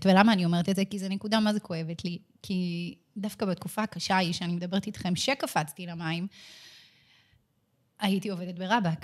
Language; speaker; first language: Hebrew; native; Hebrew